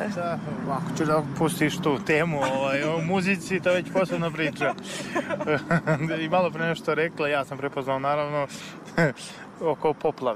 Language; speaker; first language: Serbian; native; Serbian